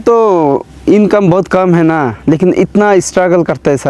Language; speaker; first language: Hindi; non-native, learner; Bangla